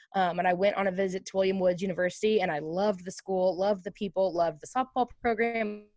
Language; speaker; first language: English; native; English